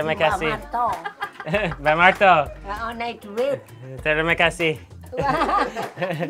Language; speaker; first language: Indonesian; non-native, learner; English